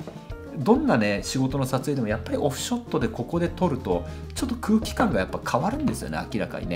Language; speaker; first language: Japanese; native; Japanese